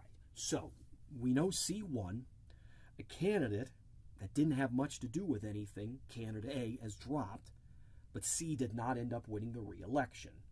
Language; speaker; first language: English; native; English